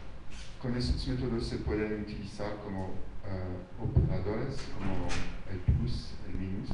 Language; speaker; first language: Spanish; non-native, fluent; French